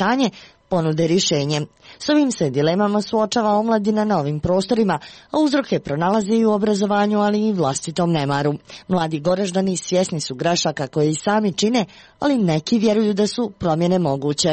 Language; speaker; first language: Croatian; native; Croatian